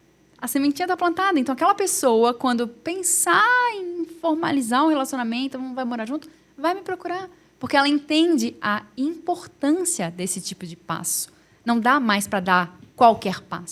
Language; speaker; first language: Portuguese; native; Portuguese